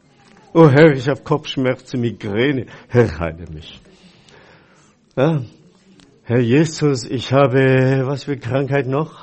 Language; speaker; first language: German; non-native, fluent; Chinese